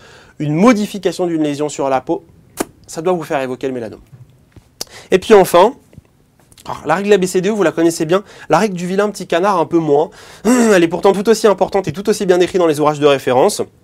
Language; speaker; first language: French; native; French